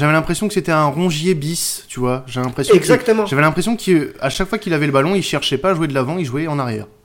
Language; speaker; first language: French; native; French